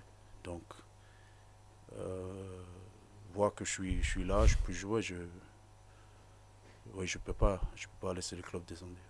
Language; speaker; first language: French; non-native, fluent; English